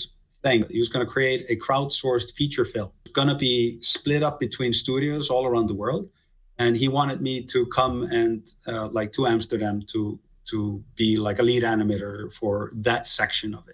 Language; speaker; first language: English; non-native, fluent; Icelandic